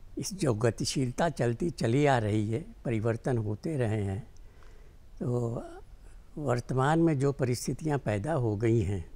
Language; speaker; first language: Hindi; native; Hindi